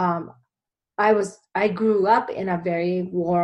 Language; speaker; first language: English; non-native, fluent; Japanese